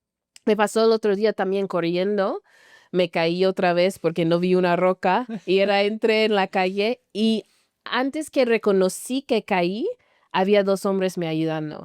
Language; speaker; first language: Spanish; non-native, fluent; English